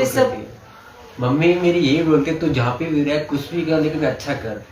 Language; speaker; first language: Hindi; native; Hindi